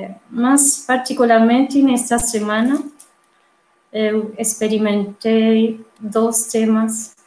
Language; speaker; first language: Portuguese; non-native, fluent; Spanish